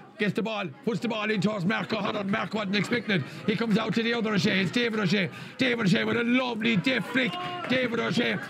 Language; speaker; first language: English; native; English